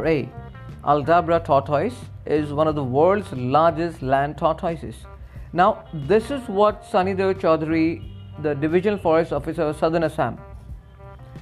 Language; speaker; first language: English; non-native, local second language; Assamese